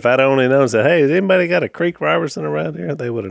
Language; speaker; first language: English; native; English